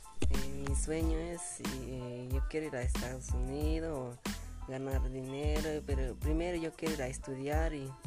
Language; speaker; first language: Spanish; non-native, local second language; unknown